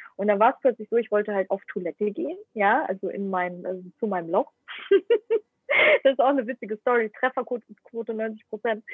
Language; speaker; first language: German; non-native, fluent; Ukrainian